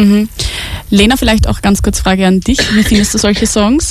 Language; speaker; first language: German; native; German